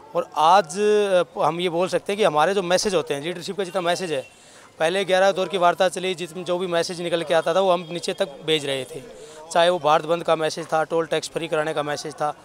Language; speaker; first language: Hindi; native; Hindi